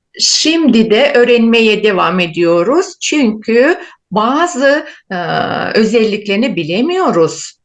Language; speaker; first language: Turkish; non-native, fluent; Chuvash